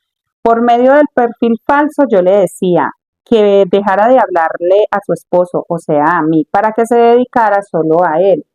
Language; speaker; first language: Spanish; native; Spanish